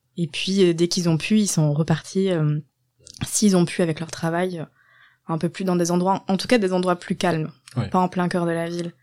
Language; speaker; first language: French; native; French